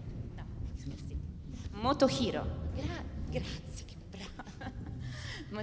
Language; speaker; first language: Italian; native; Italian